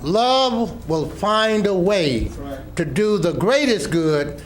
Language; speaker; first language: English; native; English